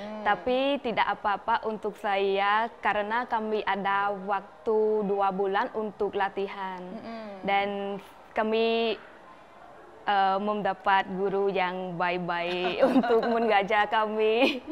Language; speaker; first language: Indonesian; non-native, learner; Khmer